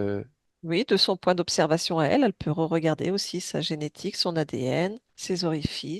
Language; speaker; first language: French; native; French